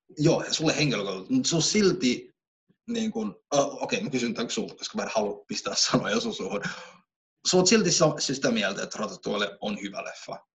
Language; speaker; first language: Finnish; early bilingual, other home language; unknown